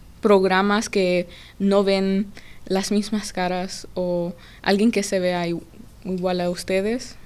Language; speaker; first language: Spanish; early bilingual, heritage; English